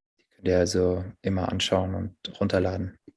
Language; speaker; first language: German; native; German